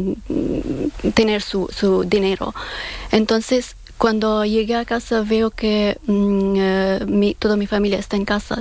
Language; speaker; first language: Spanish; non-native, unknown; Persian